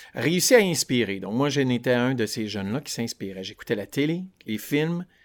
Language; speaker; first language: French; native; French